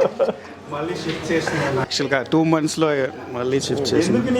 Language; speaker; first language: Telugu; non-native, learner; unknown